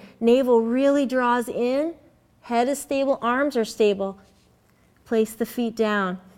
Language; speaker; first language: English; native; English